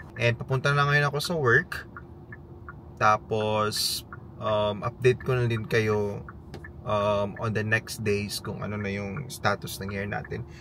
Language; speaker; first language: Filipino; native; Filipino